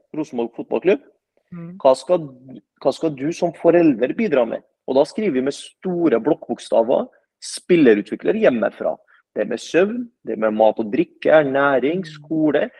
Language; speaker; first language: Norwegian; early bilingual, other home language; Arabic